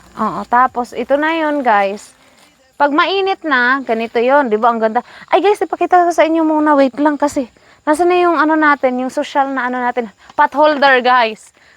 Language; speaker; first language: Filipino; non-native, local second language; Hiligaynon